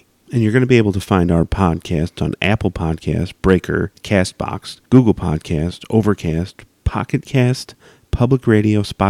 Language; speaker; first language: English; native; English